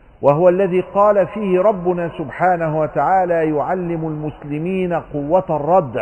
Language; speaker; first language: Arabic; native; Arabic